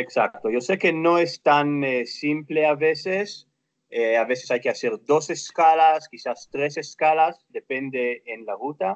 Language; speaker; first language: Spanish; non-native, fluent; Hebrew